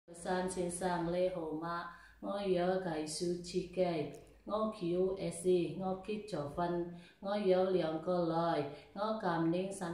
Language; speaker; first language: Chinese; non-native, learner; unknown